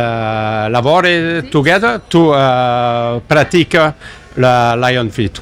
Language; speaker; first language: Italian; non-native, learner; English